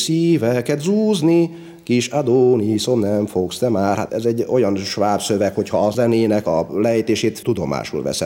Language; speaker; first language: Hungarian; native; Hungarian